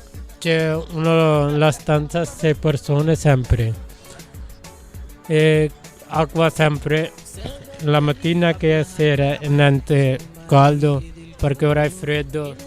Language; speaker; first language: Italian; non-native, learner; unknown